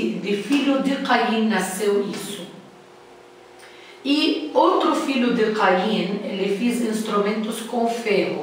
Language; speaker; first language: Portuguese; non-native, learner; Arabic